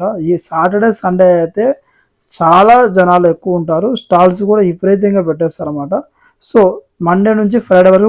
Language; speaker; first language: Telugu; native; Telugu